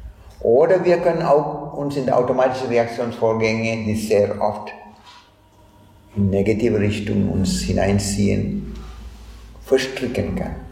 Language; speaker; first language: German; non-native, fluent; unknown